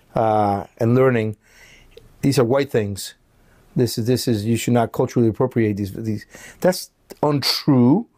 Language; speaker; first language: English; early bilingual, other home language; Spanish